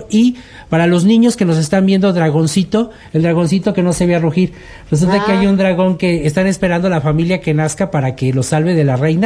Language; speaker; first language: Spanish; native; Spanish